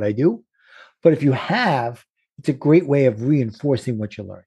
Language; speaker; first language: English; native; English